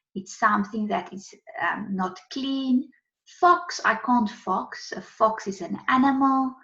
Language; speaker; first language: English; non-native, local second language; Afrikaans